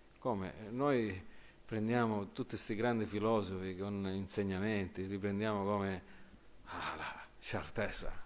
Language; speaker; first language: Italian; early bilingual, heritage; English